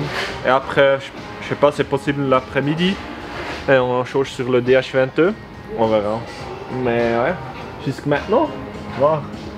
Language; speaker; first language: French; non-native, learner; German